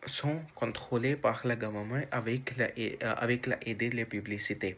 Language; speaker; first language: French; non-native, learner; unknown